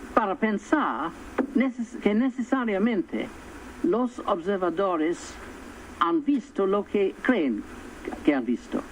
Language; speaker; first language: Spanish; non-native, fluent; English